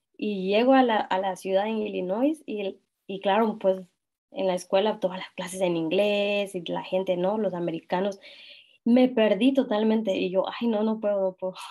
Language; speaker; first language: Spanish; non-native, local second language; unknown